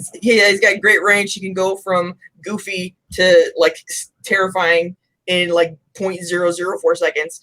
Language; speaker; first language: English; native; English